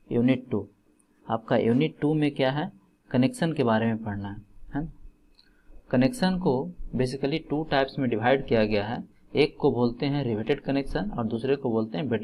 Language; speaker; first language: Hindi; native; Hindi